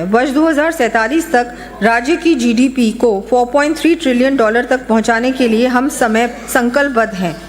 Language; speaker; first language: Hindi; native; Hindi